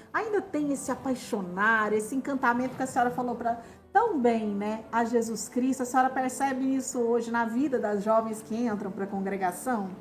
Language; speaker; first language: Portuguese; native; Portuguese